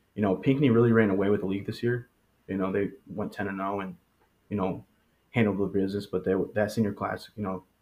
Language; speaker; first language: English; early bilingual, other home language; Spanish